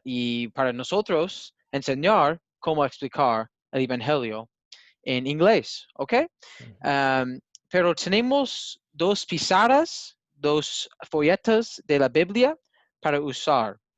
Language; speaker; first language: Spanish; non-native, learner; English